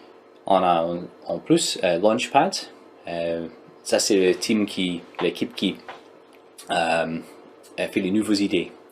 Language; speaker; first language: French; non-native, learner; English